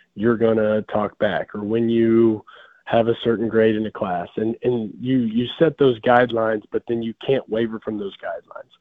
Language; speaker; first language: English; native; English